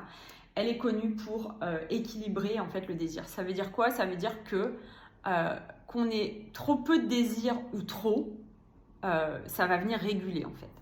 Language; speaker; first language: French; native; French